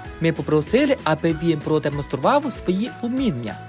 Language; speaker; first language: Ukrainian; non-native, fluent; Chinese